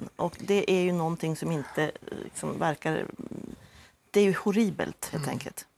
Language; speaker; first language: Swedish; native; Swedish